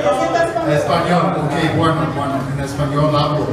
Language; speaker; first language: Spanish; non-native, fluent; English